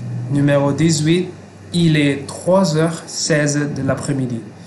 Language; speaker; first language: French; non-native, fluent; Malay